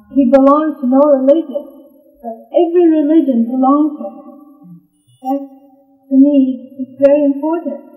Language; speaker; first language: English; non-native, fluent; Persian